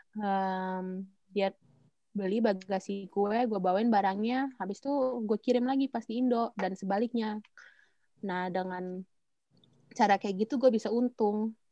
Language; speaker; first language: Indonesian; native; Indonesian